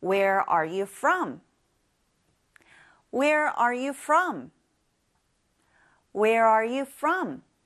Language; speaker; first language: English; non-native, fluent; Korean